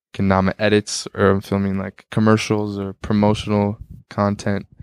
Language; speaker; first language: English; native; English